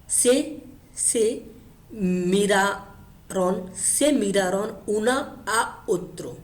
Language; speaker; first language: Spanish; non-native, fluent; Hindi